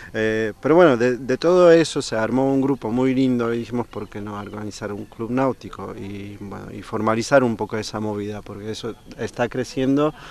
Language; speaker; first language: Spanish; non-native, fluent; Polish